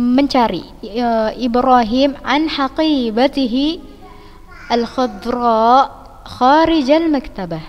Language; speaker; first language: Arabic; non-native, fluent; Indonesian